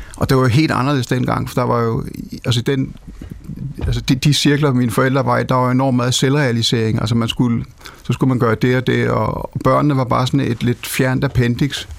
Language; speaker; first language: Danish; native; Danish